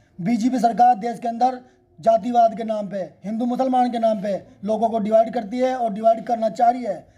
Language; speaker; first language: Hindi; non-native, local second language; Punjabi